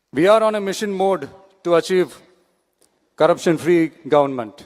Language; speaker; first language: English; non-native, local second language; Tamil